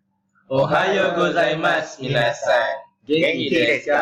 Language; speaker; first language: Japanese; non-native, learner; Malay